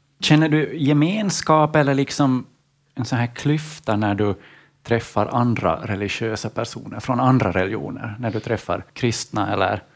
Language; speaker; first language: Swedish; native; Swedish